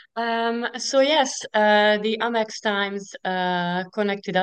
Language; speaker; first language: English; non-native, fluent; Hungarian